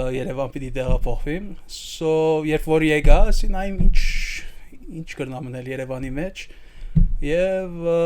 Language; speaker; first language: Armenian; early bilingual, heritage; Armenian